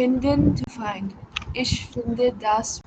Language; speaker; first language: German; non-native, learner; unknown